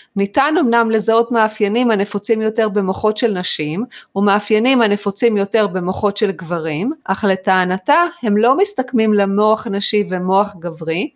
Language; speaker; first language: Hebrew; native; Hebrew